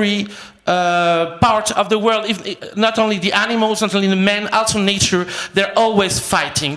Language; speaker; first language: English; non-native, fluent; French